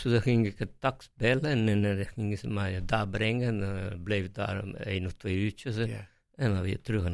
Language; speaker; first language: Dutch; non-native, fluent; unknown